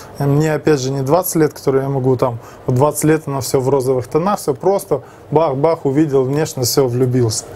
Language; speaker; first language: Russian; native; Russian